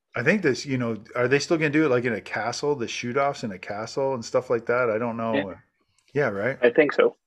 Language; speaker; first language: English; native; English